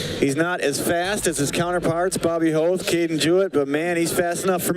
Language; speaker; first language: English; native; English